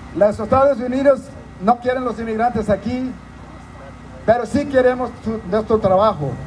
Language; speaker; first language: Spanish; early bilingual, heritage; Spanish